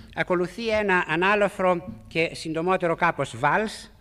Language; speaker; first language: Greek; native; Greek